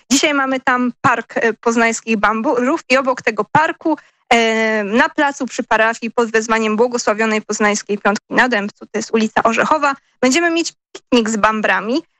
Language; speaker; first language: Polish; native; Polish